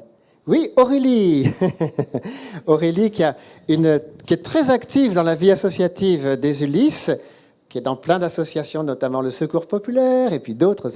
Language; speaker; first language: French; native; French